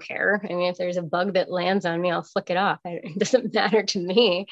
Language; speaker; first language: English; native; English